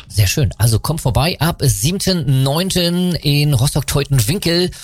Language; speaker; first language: German; native; German